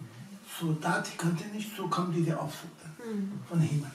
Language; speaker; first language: German; non-native, learner; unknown